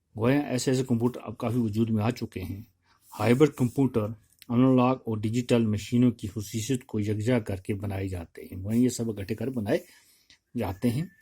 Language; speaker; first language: Urdu; non-native, local second language; Kashmiri